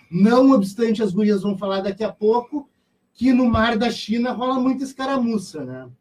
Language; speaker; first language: Portuguese; native; Portuguese